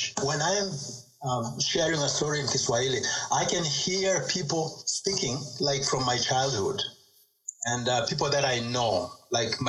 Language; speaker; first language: English; non-native, local second language; Swahili